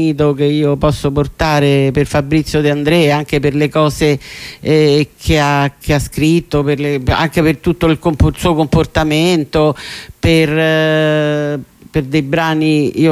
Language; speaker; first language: Italian; native; Italian